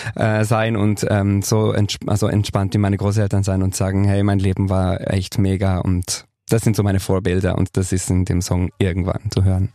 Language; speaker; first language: German; native; German